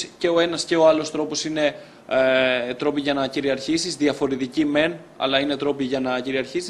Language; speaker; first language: Greek; native; Greek